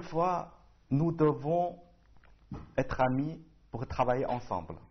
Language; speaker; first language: French; non-native, learner; Chinese